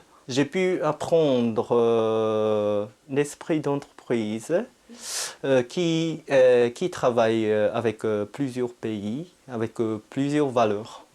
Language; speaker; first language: French; non-native, fluent; Japanese